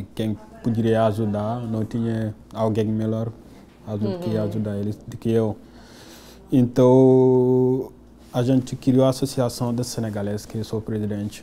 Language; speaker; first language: Portuguese; non-native, fluent; Wolof